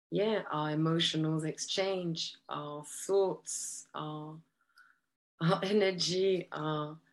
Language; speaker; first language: English; non-native, fluent; French